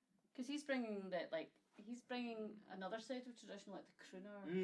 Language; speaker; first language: English; native; English